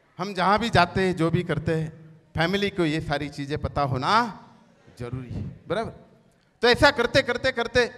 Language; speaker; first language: Hindi; non-native, local second language; Marathi